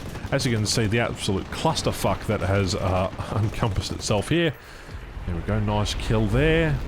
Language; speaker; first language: English; native; English